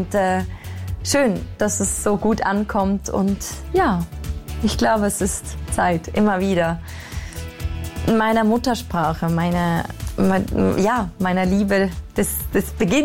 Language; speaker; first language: German; native; German